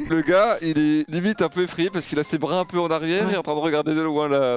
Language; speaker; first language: French; native; French